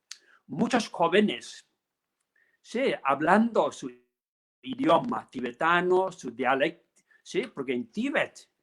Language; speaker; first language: Spanish; non-native, learner; Tibetan